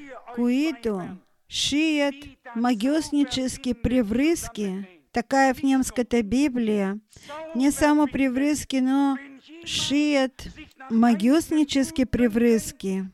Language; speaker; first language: Bulgarian; non-native, fluent; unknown